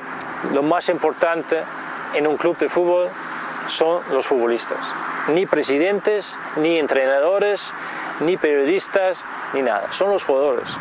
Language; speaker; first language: Spanish; non-native, fluent; Danish